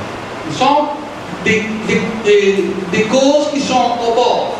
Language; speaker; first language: French; non-native, fluent; Italian